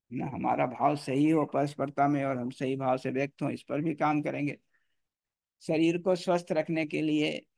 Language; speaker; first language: Hindi; native; Hindi